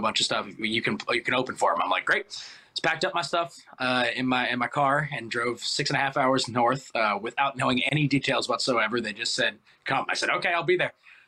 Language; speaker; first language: English; native; English